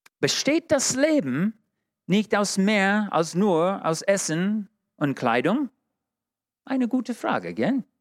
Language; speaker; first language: German; non-native, fluent; English